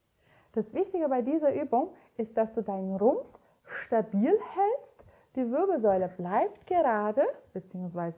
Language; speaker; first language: German; native; German